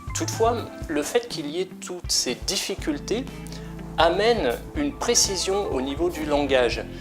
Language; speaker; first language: French; native; French